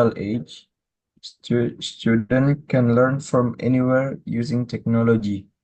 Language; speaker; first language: English; non-native, learner; Indonesian